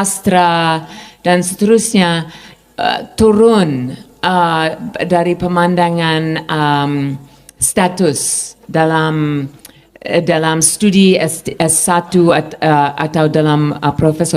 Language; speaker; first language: Indonesian; non-native, fluent; English